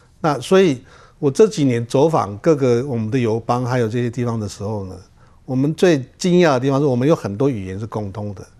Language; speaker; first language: Chinese; non-native, local second language; Amis